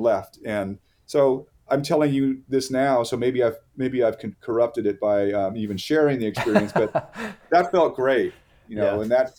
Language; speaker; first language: English; native; English